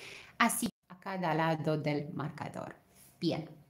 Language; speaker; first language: Spanish; non-native, fluent; Romanian